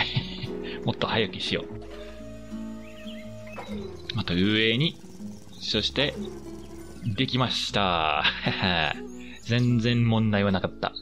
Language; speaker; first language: Japanese; non-native, fluent; English